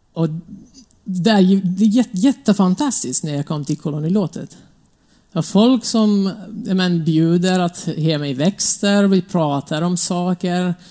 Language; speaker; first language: Swedish; non-native, fluent; Kurdish